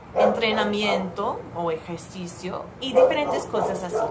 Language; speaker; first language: Spanish; non-native, fluent; English